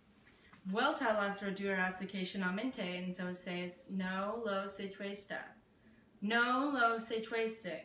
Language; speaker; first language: Spanish; non-native, learner; English